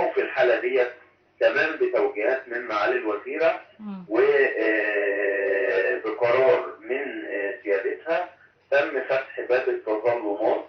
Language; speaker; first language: Arabic; native; Arabic